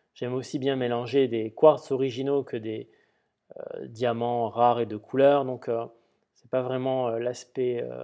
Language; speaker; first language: French; native; French